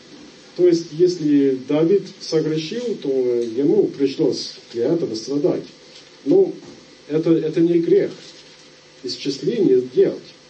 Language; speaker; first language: Russian; non-native, fluent; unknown